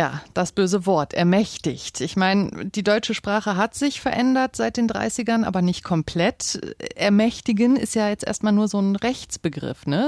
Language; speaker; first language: German; native; German